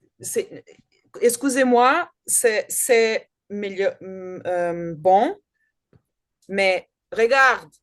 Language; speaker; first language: French; non-native, learner; Portuguese